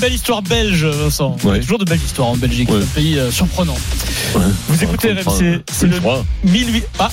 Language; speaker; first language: French; native; French